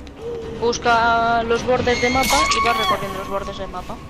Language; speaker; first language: Spanish; native; Spanish